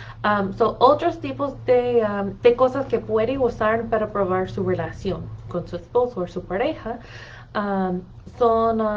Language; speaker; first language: Spanish; non-native, fluent; English